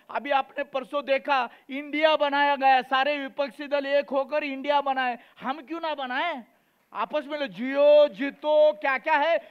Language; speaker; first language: Hindi; native; Hindi